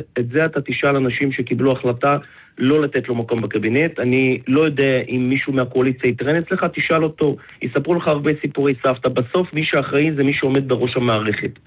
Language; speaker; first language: Hebrew; non-native, fluent; Russian